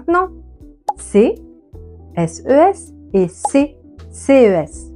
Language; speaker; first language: French; non-native, fluent; Italian